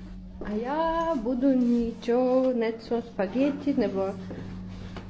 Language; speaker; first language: Czech; non-native, learner; Ukrainian